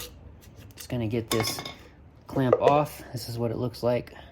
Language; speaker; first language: English; native; English